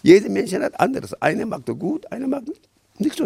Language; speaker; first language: German; non-native, learner; Korean